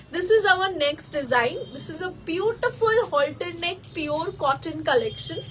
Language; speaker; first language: English; non-native, local second language; Bangla